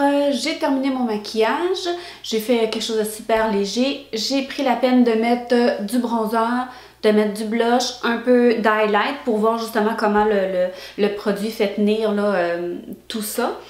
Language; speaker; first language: French; native; French